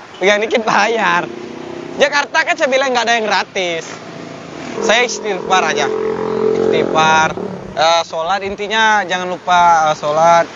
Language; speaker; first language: Indonesian; non-native, local second language; Minangkabau